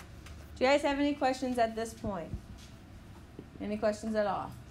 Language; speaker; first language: English; native; English